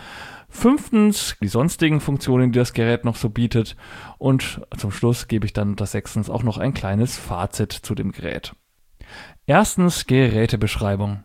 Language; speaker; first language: German; native; German